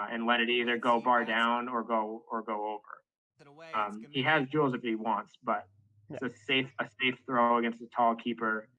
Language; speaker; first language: English; native; English